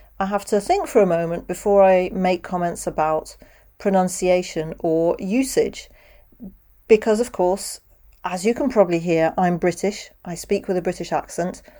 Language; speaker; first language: English; native; English